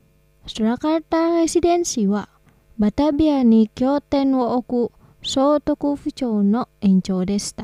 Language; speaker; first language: Japanese; non-native, fluent; Indonesian